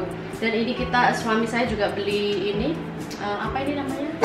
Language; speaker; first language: Indonesian; native; Indonesian